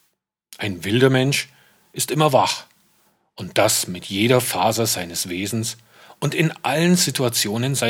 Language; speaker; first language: German; native; German